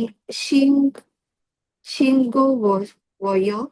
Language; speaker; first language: Korean; non-native, learner; Filipino